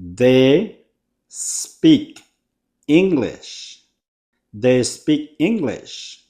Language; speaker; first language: English; non-native, fluent; Hmong